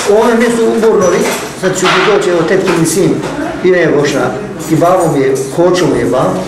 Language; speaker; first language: Bosnian; early bilingual, heritage; Bosnian